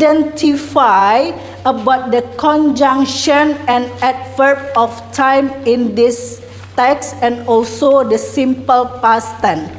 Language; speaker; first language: English; non-native, learner; Indonesian